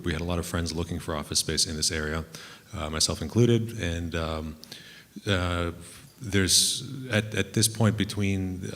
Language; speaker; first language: English; native; English